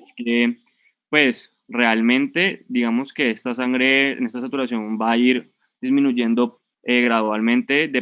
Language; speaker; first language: Spanish; native; Spanish